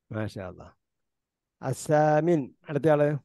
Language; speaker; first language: Arabic; non-native, fluent; Malayalam